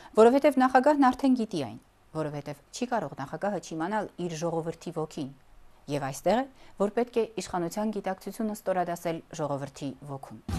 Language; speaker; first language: Armenian; native; Armenian